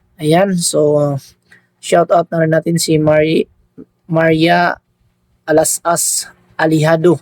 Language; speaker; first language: Filipino; non-native, local second language; Cebuano